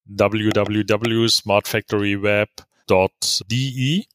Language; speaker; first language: English; non-native, fluent; German